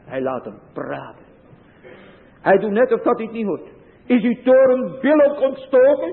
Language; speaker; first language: Dutch; native; Dutch